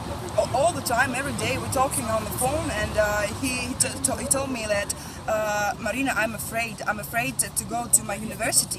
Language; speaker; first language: English; non-native, learner; Russian